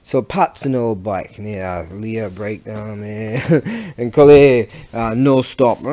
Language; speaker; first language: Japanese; non-native, learner; English